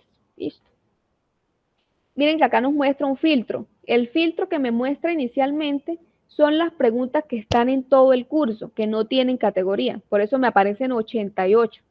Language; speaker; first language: Spanish; native; Spanish